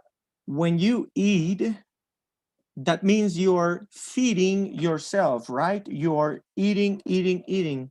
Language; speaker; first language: English; non-native, fluent; Spanish